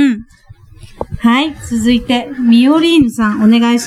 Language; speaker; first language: Japanese; native; Japanese